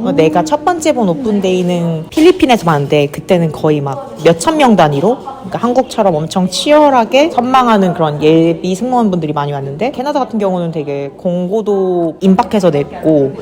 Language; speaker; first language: Korean; native; Korean